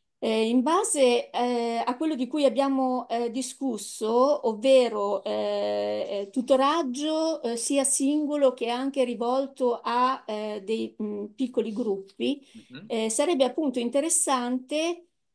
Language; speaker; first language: Italian; native; Italian